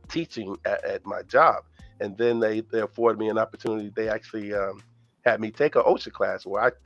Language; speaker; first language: English; native; English